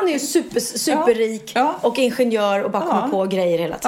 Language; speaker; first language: Swedish; native; Swedish